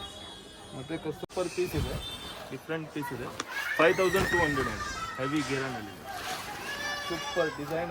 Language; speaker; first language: Kannada; non-native, local second language; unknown